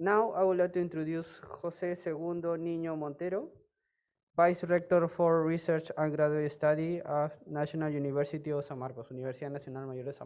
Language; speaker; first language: English; non-native, fluent; Spanish